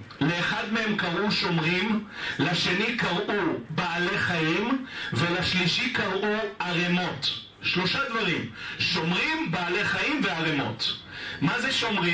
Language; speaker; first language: Hebrew; native; Hebrew